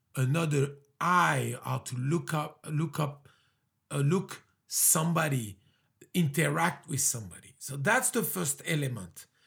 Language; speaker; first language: English; early bilingual, other home language; French